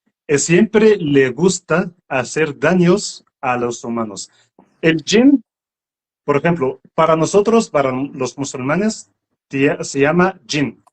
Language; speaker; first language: Spanish; non-native, learner; Arabic